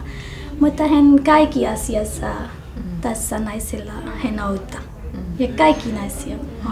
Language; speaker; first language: Finnish; non-native, learner; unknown